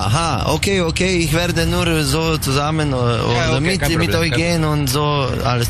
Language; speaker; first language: German; non-native, learner; Slovenian